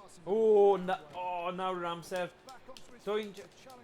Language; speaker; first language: Welsh; native; Welsh